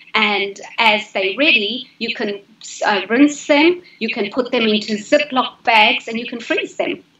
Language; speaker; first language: English; native; English